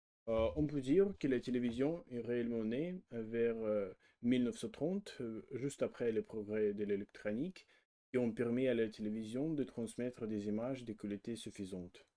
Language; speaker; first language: French; non-native, learner; Russian